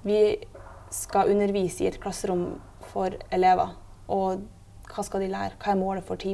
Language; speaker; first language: Norwegian; native; Norwegian